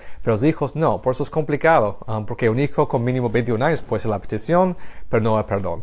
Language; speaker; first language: Spanish; non-native, fluent; English